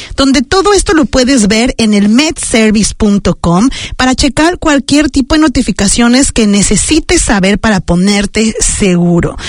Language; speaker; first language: Spanish; native; Spanish